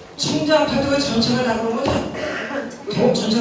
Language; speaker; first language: Korean; native; Korean